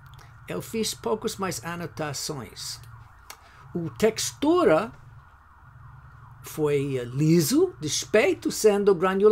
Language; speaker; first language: Portuguese; non-native, fluent; English